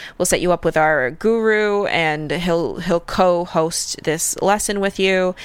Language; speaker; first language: English; early bilingual, other home language; Russian